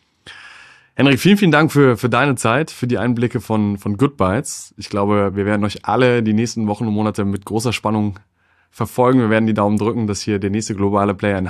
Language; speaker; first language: German; native; German